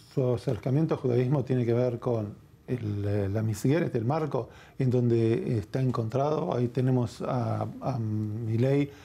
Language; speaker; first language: Spanish; native; Spanish